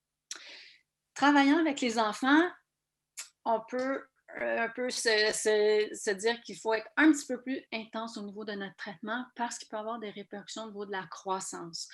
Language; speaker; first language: French; native; French